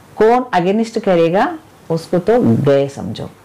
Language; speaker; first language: Hindi; non-native, local second language; Telugu